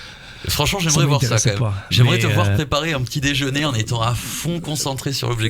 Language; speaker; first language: French; native; French